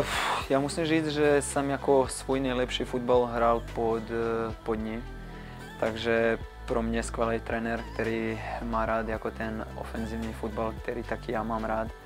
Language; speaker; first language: Czech; non-native, fluent; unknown